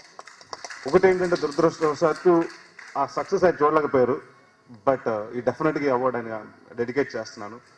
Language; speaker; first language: Telugu; native; Telugu